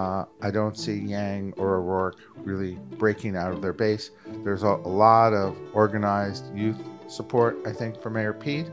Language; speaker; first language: English; native; English